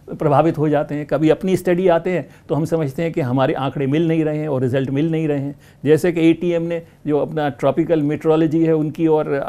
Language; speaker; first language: Hindi; native; Hindi